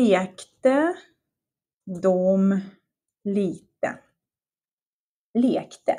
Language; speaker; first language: Swedish; non-native, fluent; Russian